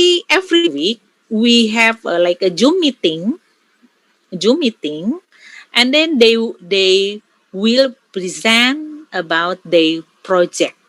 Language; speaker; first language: English; non-native, learner; Indonesian